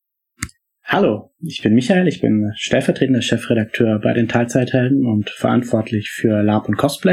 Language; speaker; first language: German; native; German